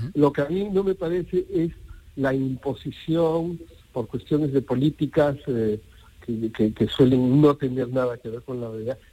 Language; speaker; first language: Spanish; native; Spanish